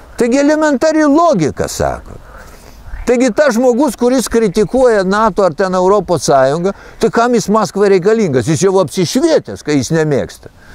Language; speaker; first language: Lithuanian; native; Lithuanian